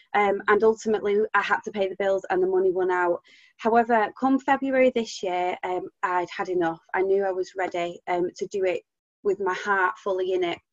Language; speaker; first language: English; native; English